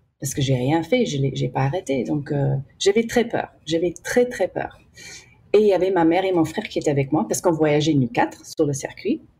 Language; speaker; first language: French; early bilingual, heritage; English